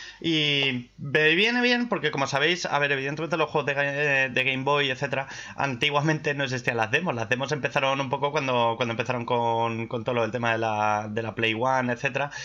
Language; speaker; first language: Spanish; native; Spanish